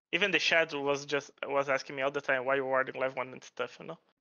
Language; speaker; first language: English; non-native, fluent; Portuguese